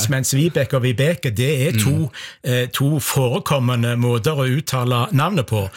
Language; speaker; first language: Norwegian; native; Norwegian